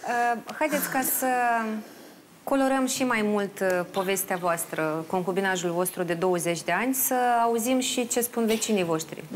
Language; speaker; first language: Romanian; native; Romanian